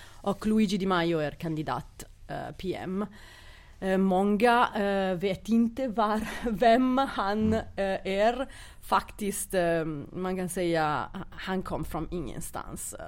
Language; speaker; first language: Swedish; non-native, fluent; Italian